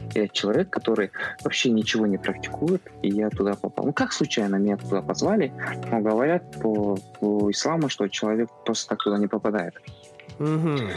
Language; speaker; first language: Russian; non-native, local second language; Kazakh